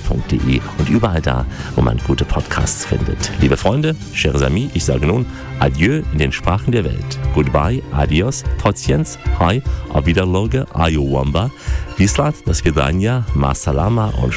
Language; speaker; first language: German; native; German